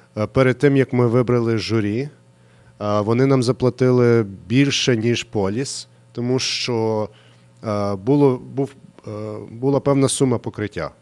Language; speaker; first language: Ukrainian; early bilingual, heritage; Ukrainian